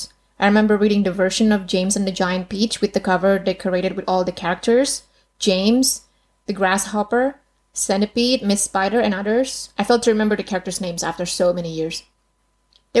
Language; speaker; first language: English; non-native, fluent; Indonesian